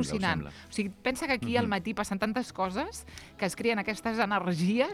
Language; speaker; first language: Catalan; native; Catalan